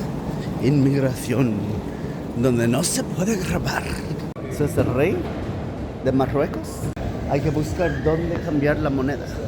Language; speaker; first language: Spanish; non-native, fluent; English